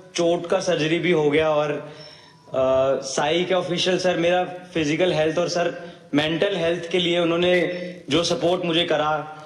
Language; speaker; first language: Hindi; native; Hindi